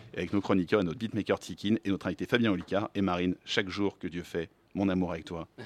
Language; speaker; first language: French; native; French